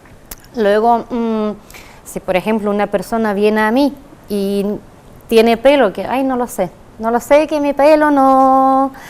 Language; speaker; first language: Spanish; non-native, fluent; Russian